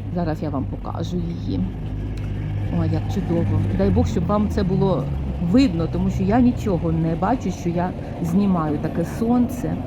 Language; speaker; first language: Ukrainian; native; Ukrainian